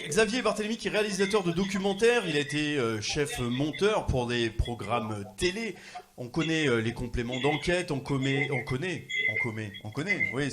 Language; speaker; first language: French; native; French